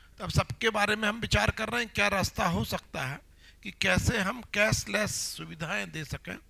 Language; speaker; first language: Hindi; native; Hindi